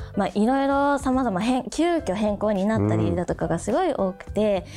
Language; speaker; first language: Japanese; native; Japanese